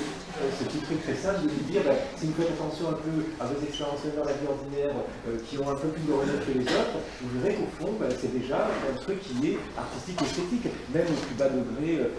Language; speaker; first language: French; native; French